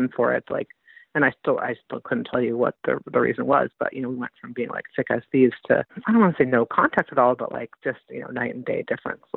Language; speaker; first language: English; native; English